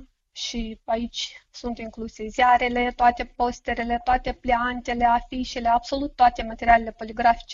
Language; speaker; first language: Romanian; native; Romanian